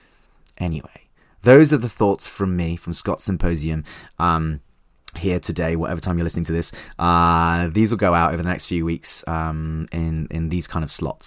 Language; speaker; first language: English; native; English